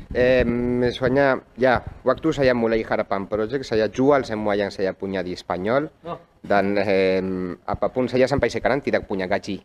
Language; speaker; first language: Indonesian; non-native, fluent; Catalan